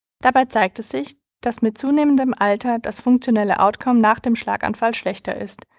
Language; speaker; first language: German; native; German